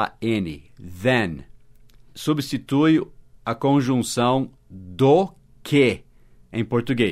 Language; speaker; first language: Portuguese; non-native, fluent; English